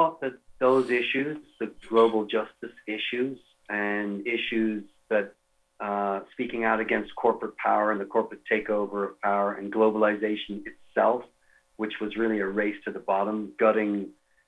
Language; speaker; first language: English; native; English